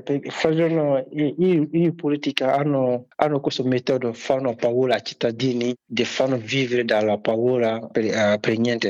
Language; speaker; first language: Italian; non-native, learner; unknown